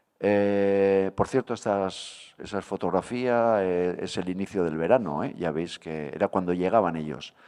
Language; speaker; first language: Spanish; native; Spanish